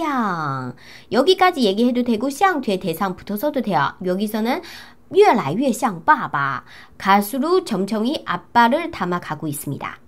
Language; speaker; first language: Korean; non-native, fluent; Chinese